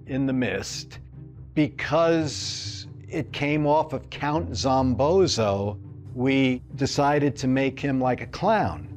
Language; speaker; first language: English; native; English